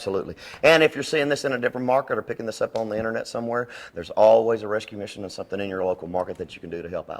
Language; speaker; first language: English; native; English